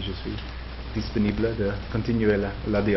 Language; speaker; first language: French; non-native, fluent; English